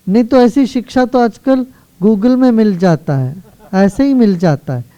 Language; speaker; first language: Hindi; non-native, local second language; Kannada